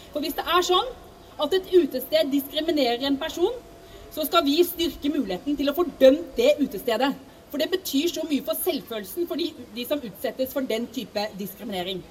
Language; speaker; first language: Norwegian; native; Norwegian